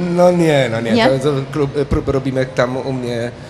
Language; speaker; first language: Polish; non-native, fluent; Maltese